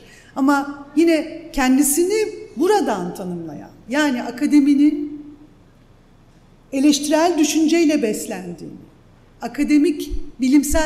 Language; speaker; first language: Turkish; native; Turkish